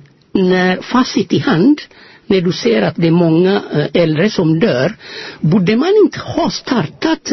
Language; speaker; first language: Swedish; non-native, fluent; Amharic